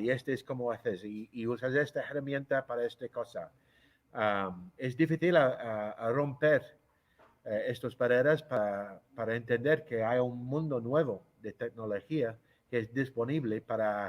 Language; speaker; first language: Spanish; non-native, fluent; English